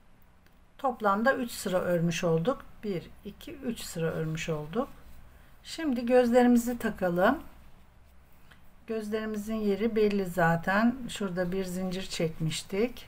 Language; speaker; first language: Turkish; native; Turkish